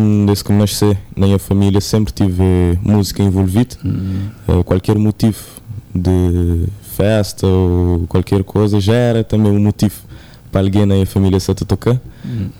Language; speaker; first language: Portuguese; non-native, local second language; Kabuverdianu